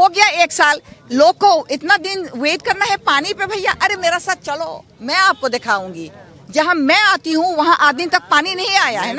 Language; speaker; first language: Hindi; early bilingual, heritage; Caribbean Hindustani